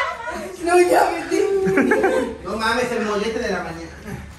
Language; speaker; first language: Spanish; native; Spanish